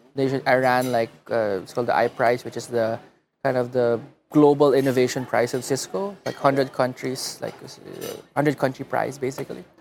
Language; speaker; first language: English; non-native, local second language; Filipino